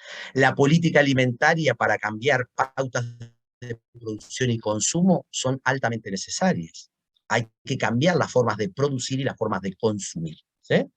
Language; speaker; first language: Spanish; native; Spanish